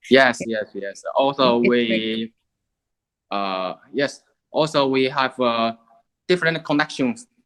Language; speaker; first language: English; non-native, learner; Chinese